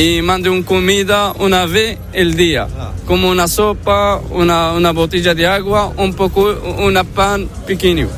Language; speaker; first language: Spanish; non-native, learner; Arabic